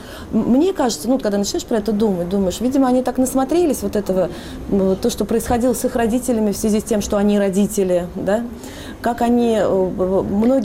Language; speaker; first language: Russian; native; Russian